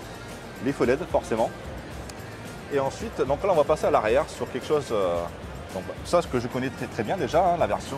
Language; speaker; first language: French; native; French